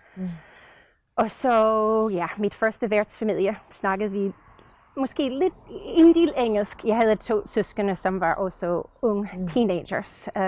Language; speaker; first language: Danish; non-native, fluent; English